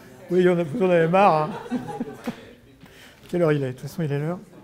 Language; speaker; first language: French; native; French